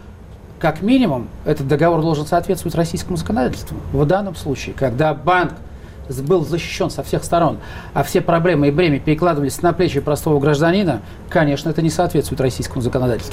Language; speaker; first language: Russian; native; Russian